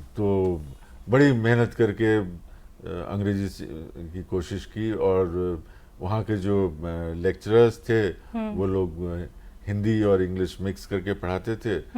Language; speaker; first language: Hindi; native; Hindi